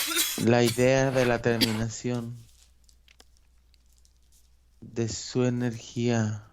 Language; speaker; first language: Spanish; native; Spanish